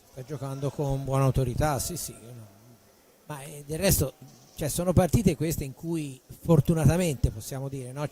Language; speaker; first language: Italian; native; Italian